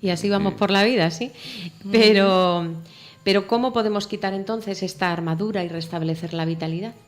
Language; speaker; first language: Spanish; native; Spanish